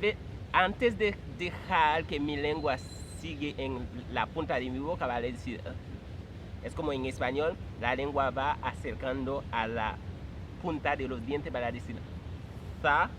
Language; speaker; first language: Spanish; non-native, fluent; Haitian Creole